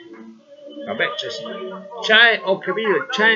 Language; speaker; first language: Italian; native; Italian